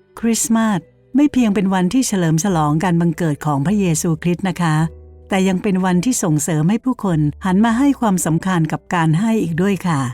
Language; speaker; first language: Thai; native; Thai